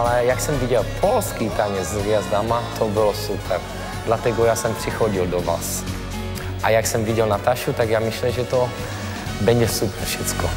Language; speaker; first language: Polish; non-native, learner; Czech